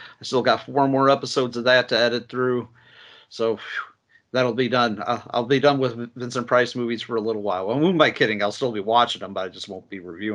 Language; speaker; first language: English; native; English